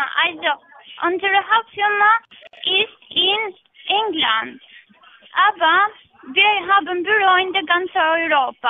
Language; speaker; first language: German; non-native, learner; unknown